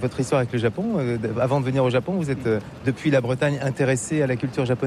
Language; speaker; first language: French; native; French